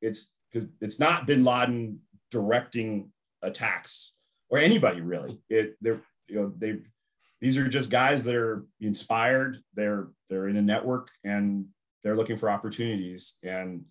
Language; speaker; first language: English; native; English